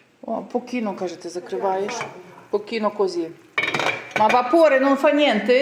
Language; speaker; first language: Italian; non-native, learner; Ukrainian